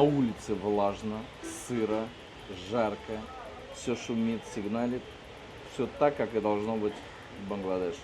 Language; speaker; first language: Russian; native; Russian